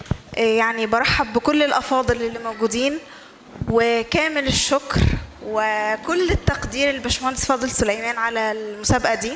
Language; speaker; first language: Arabic; native; Arabic